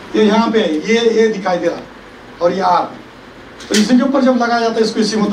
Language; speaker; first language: Hindi; non-native, local second language; Marathi